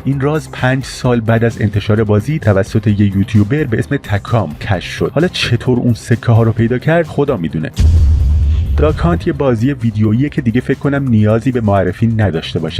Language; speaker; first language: Persian; native; Persian